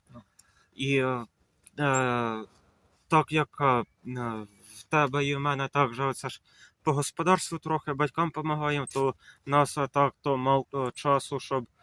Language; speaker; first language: Ukrainian; native; Ukrainian